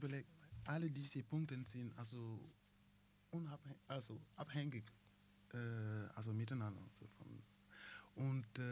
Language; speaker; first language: German; non-native, learner; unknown